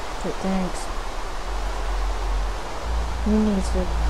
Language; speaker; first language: English; native; English